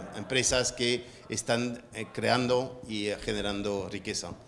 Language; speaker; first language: Spanish; non-native, fluent; French